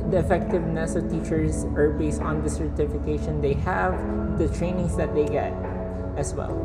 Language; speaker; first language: English; early bilingual, other home language; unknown